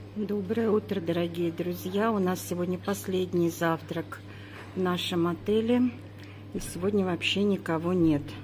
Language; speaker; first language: Russian; native; Russian